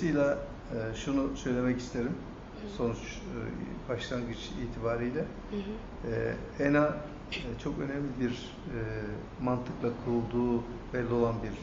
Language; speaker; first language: Turkish; native; Turkish